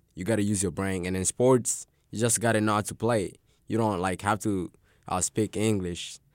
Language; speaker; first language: English; non-native, local second language; Swahili